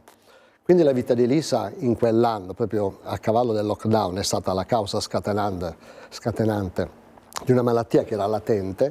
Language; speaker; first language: Italian; native; Italian